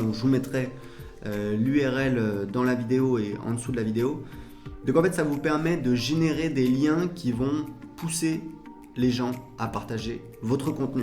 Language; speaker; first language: French; native; French